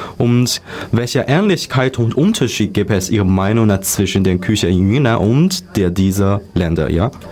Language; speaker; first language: German; non-native, learner; Chinese